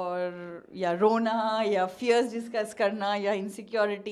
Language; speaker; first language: Hindi; native; Hindi